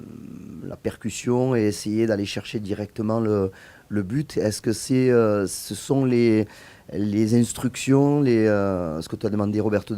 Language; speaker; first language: French; native; French